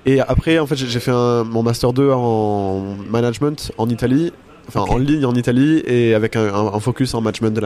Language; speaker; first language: French; native; French